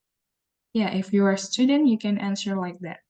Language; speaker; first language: English; non-native, learner; Indonesian